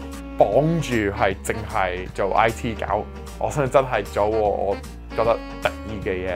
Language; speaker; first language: Chinese; non-native, fluent; English